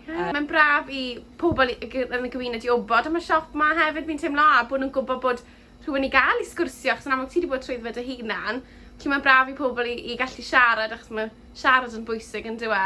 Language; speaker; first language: Welsh; native; Welsh